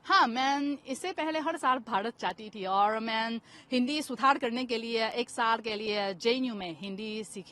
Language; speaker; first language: Hindi; non-native, fluent; Chinese